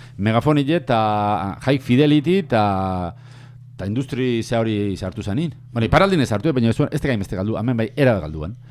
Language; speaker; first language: Basque; native; Basque